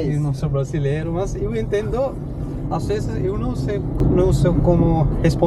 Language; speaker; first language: Portuguese; non-native, learner; Sinhala